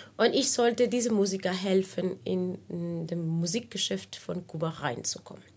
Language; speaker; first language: German; non-native, fluent; Spanish